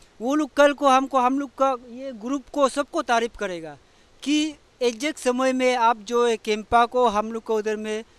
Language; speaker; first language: Hindi; non-native, local second language; Adi